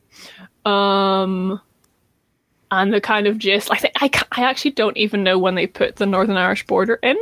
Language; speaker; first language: English; native; English